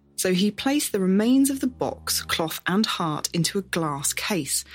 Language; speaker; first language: English; native; English